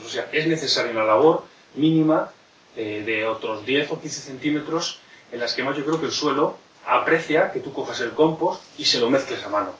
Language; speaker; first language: Spanish; native; Spanish